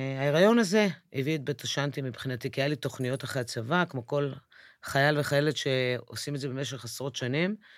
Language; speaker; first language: Hebrew; early bilingual, other home language; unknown